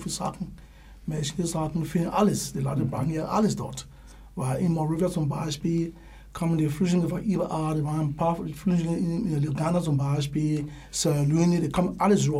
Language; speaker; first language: German; non-native, learner; English